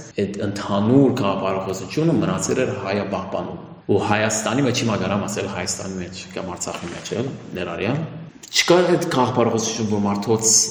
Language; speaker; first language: Armenian; early bilingual, heritage; Armenian